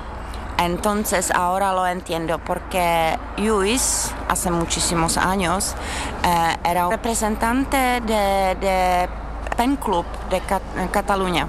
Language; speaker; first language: Spanish; non-native, fluent; Czech